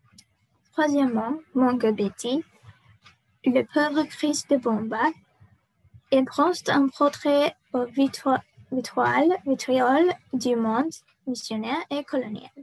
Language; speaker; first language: French; non-native, learner; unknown